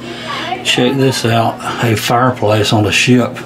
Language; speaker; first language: English; native; English